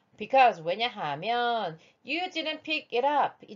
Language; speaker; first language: English; non-native, fluent; Korean